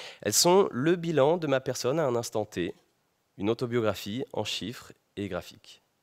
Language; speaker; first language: French; native; French